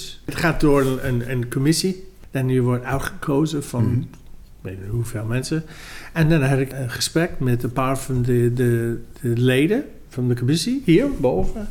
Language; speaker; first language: Dutch; non-native, fluent; English